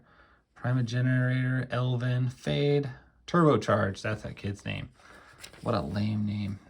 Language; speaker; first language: English; native; English